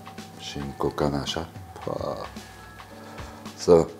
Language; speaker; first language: Romanian; non-native, learner; German